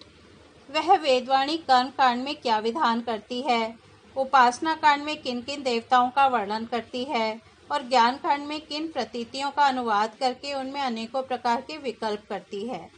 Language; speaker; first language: Hindi; native; Hindi